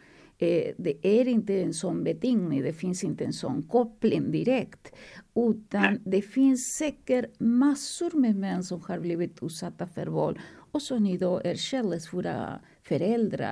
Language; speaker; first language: Swedish; non-native, fluent; Spanish